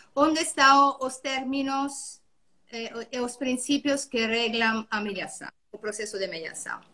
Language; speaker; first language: Portuguese; non-native, learner; Italian